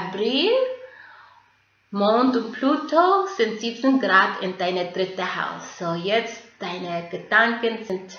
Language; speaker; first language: German; non-native, fluent; English